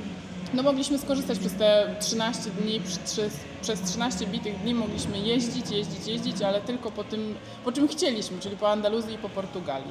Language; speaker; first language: Polish; native; Polish